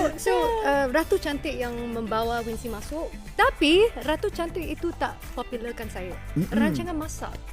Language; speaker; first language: Malay; non-native, local second language; Chinese